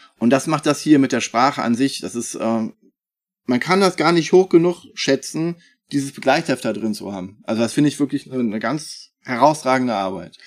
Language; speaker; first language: German; native; German